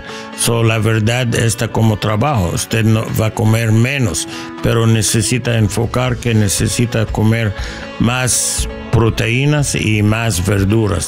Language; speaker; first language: Spanish; non-native, learner; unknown